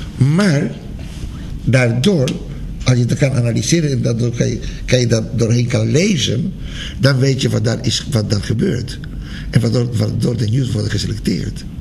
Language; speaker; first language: Dutch; non-native, fluent; Spanish